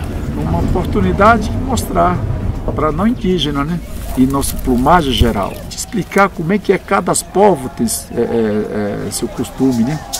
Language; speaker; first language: Portuguese; non-native, local second language; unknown